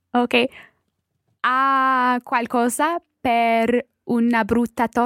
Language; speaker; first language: Italian; non-native, learner; English